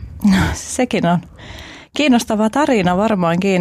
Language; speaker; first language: Finnish; early bilingual, other home language; Albanian